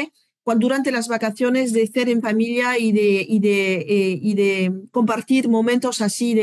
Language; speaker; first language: Spanish; non-native, fluent; French